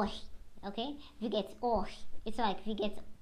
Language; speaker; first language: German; non-native, learner; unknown